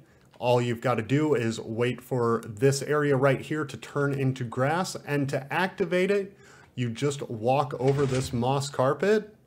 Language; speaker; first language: English; native; English